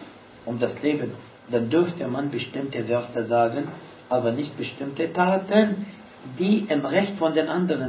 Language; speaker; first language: German; non-native, fluent; Arabic